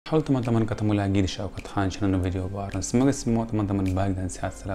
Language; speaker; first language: Indonesian; non-native, fluent; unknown